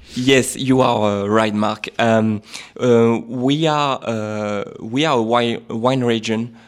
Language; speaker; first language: English; non-native, fluent; French